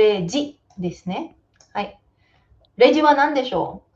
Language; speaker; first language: Japanese; non-native, fluent; Filipino